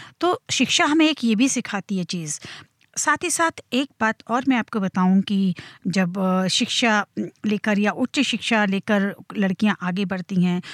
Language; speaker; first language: Hindi; native; Hindi